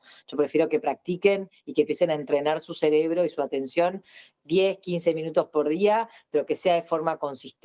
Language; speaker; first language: Spanish; native; Spanish